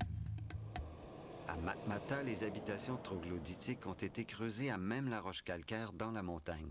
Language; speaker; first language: French; native; French